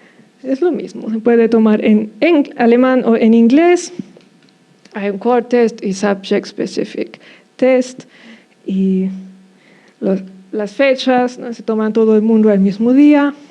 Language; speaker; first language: Spanish; non-native, fluent; German